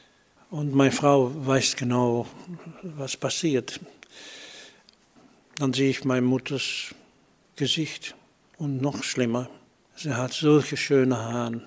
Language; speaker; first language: German; non-native, fluent; Dutch